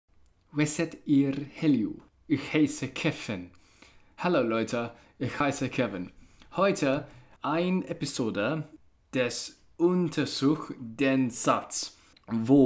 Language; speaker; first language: German; non-native, learner; English